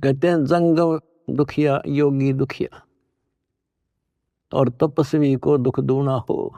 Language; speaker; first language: Hindi; native; Hindi